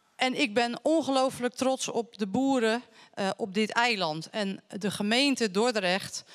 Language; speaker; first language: Dutch; native; Dutch